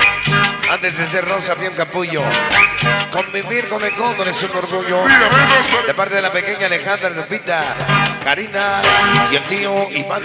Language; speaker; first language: Spanish; native; Spanish